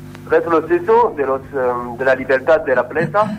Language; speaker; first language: Spanish; non-native, learner; French